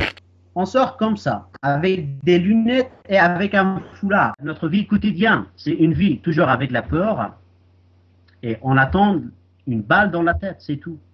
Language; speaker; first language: French; non-native, fluent; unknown